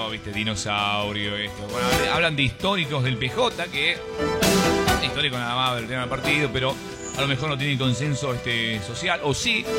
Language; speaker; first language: Spanish; native; Spanish